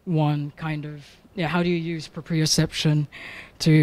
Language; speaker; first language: English; non-native, learner; Russian